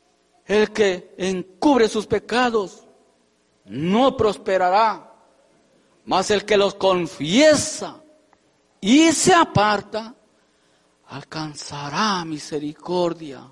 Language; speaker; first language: Spanish; native; Spanish